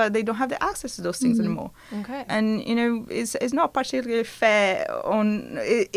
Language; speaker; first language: English; non-native, fluent; Portuguese